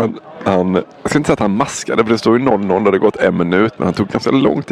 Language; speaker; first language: Swedish; native; Swedish